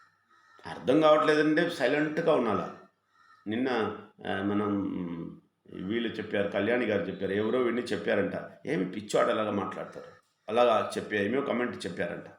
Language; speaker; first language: Telugu; non-native, fluent; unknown